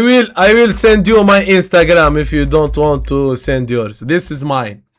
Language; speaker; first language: English; non-native, learner; Arabic